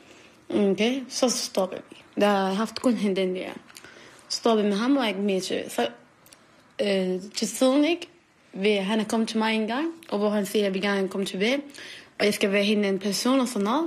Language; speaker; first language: Danish; non-native, learner; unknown